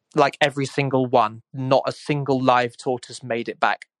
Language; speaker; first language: English; native; English